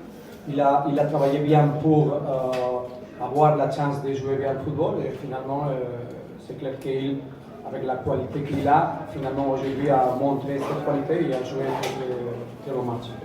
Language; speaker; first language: French; non-native, fluent; Spanish